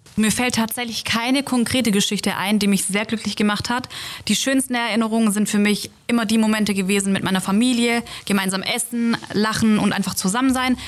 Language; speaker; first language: German; native; German